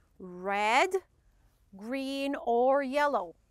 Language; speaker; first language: English; non-native, fluent; Arabic